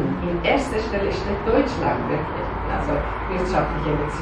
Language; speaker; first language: German; non-native, learner; Persian